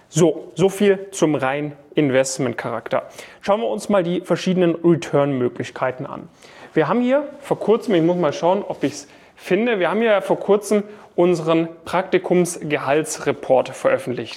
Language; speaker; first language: German; native; German